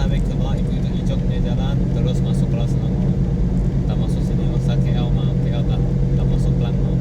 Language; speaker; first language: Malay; non-native, local second language; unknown